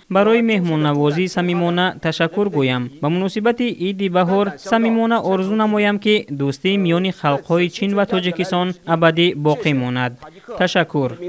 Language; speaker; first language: Tajik; non-native, learner; Chinese